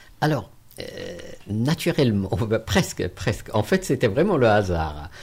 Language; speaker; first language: French; non-native, local second language; Arabic